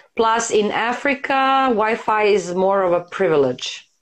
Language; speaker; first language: English; non-native, fluent; Serbian